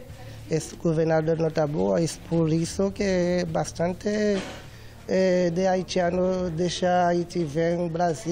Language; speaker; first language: Portuguese; non-native, learner; Haitian Creole